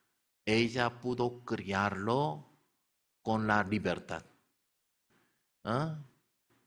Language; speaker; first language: Spanish; non-native, learner; Korean